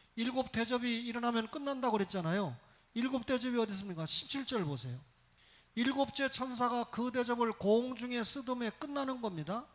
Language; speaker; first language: Korean; native; Korean